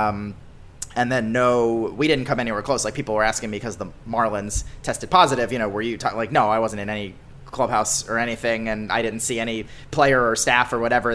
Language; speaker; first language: English; native; English